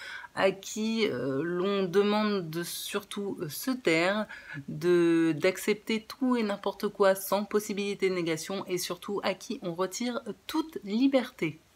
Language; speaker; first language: French; native; French